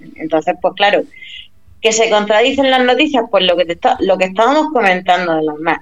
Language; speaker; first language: Spanish; native; Spanish